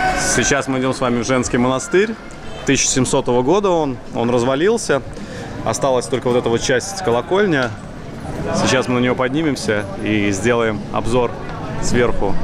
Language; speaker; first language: Russian; native; Russian